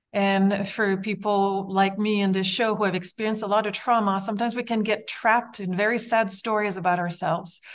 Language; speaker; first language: English; native; English